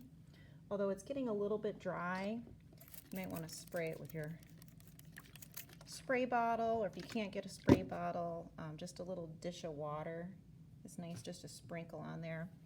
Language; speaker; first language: English; native; English